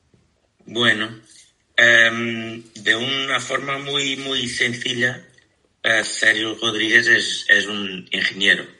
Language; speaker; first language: Spanish; non-native, fluent; Portuguese